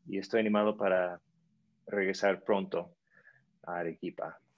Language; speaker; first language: Spanish; non-native, fluent; English